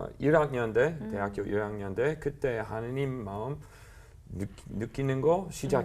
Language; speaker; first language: Korean; non-native, learner; English